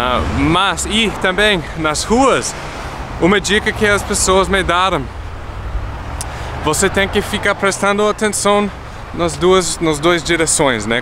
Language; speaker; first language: Portuguese; non-native, fluent; English